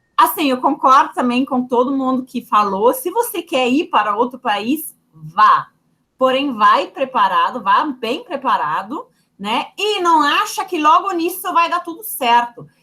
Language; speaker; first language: Portuguese; non-native, fluent; German